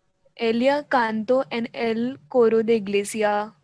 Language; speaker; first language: Spanish; non-native, learner; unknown